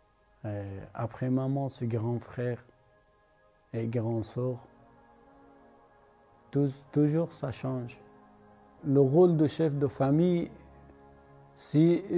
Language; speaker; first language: French; non-native, learner; Persian